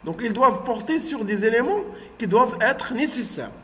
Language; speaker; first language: French; non-native, local second language; Arabic